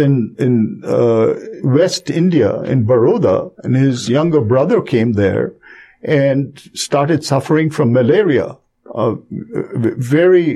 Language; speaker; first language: English; non-native, local second language; Bangla